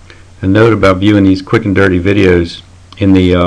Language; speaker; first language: English; native; English